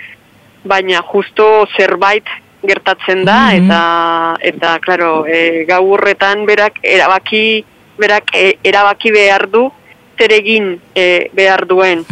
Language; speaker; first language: Basque; non-native, fluent; Spanish